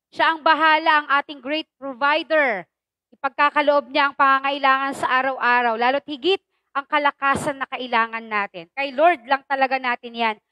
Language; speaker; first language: Filipino; native; Filipino